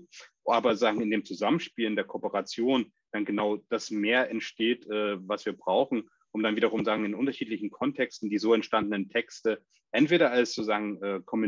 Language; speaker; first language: German; native; German